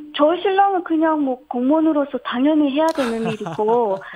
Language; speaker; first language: Korean; non-native, fluent; Vietnamese